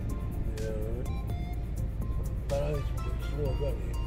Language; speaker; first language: Latvian; native; Latvian